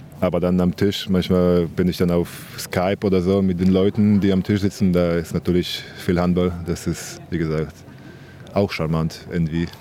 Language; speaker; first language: German; non-native, fluent; Polish